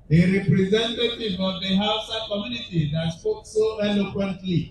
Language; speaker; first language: English; non-native, local second language; Igbo